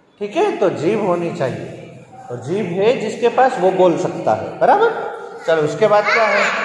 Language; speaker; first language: Hindi; non-native, local second language; Gujarati